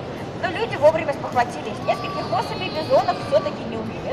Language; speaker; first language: Russian; native; Russian